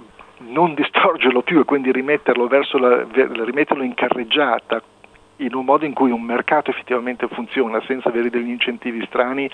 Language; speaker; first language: Italian; native; Italian